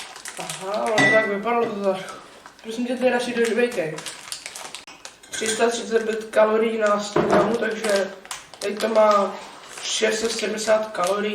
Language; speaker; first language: Czech; native; Czech